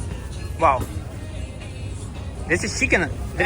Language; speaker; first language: English; non-native, fluent; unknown